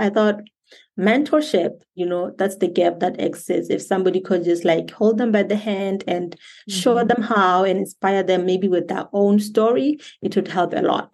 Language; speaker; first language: English; non-native, local second language; Tswana